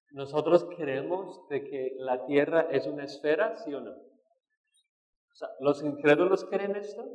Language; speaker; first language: Spanish; non-native, fluent; English